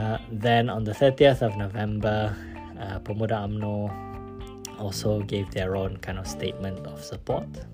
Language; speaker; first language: English; non-native, local second language; Malay